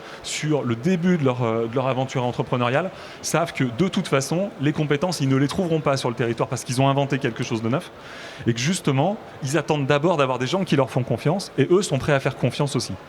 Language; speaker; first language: French; native; French